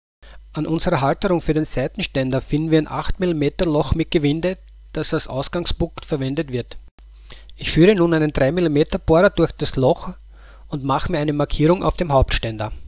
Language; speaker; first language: German; native; German